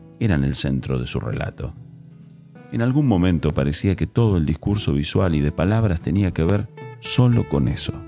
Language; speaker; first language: Spanish; native; Spanish